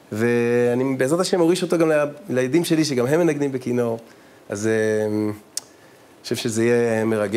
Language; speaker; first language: Hebrew; native; Hebrew